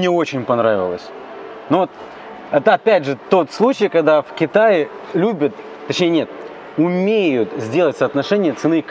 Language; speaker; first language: Russian; native; Russian